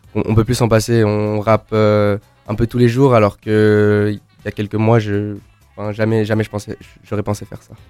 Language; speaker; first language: French; native; French